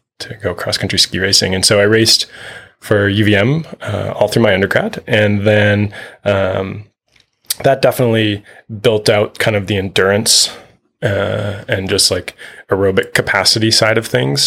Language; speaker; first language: English; native; English